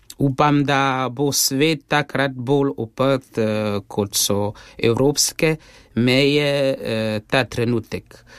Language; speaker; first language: Slovenian; non-native, fluent; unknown